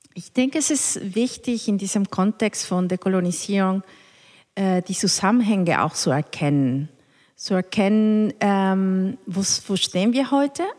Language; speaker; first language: German; non-native, fluent; Spanish